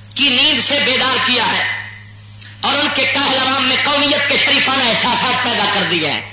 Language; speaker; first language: Urdu; non-native, local second language; Punjabi